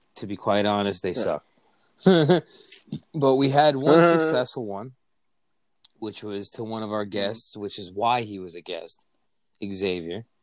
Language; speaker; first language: English; native; English